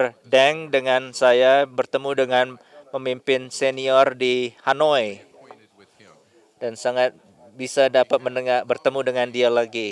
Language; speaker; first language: Indonesian; non-native, fluent; English